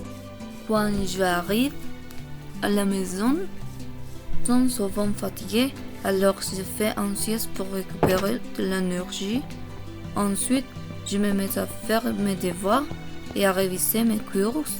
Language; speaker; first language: French; non-native, learner; Korean